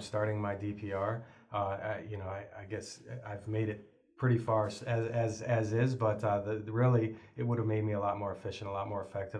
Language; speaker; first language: English; native; English